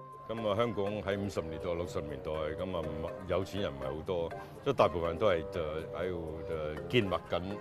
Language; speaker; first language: Chinese; native; Chinese